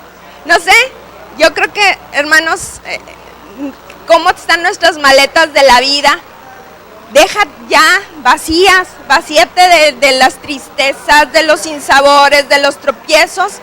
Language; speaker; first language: Spanish; native; Spanish